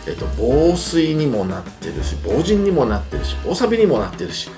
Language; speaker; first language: Japanese; native; Japanese